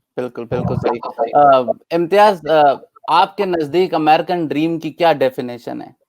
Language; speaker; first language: Urdu; native; Urdu